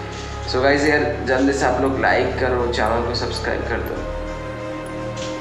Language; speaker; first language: Hindi; non-native, local second language; Bangla